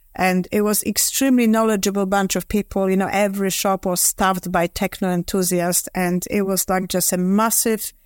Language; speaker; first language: English; non-native, fluent; Polish